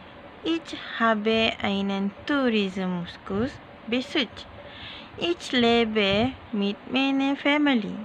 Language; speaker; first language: German; non-native, learner; Malay